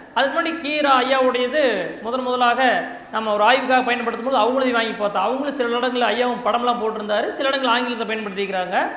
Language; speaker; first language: Tamil; native; Tamil